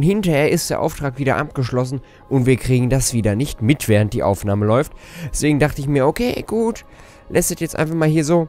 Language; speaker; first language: German; native; German